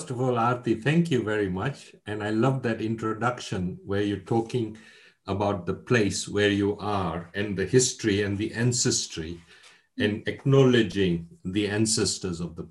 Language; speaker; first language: English; non-native, local second language; Gujarati